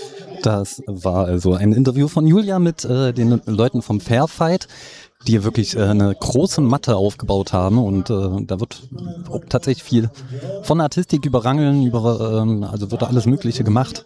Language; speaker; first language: German; native; German